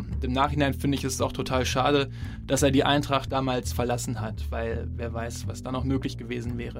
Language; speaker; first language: German; native; German